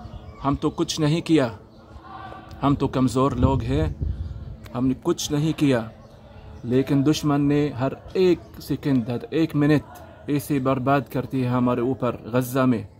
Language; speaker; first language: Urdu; non-native, learner; Arabic